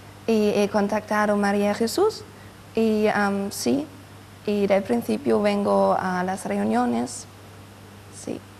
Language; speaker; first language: Spanish; non-native, fluent; German